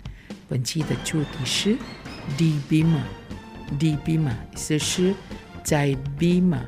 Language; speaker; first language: Chinese; non-native, fluent; Indonesian